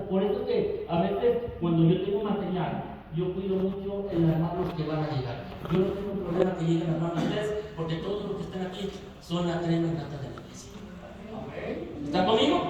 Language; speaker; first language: Spanish; native; Spanish